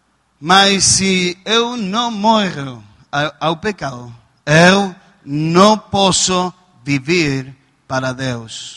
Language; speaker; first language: Portuguese; non-native, learner; Spanish